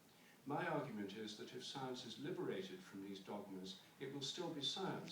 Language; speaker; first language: English; native; English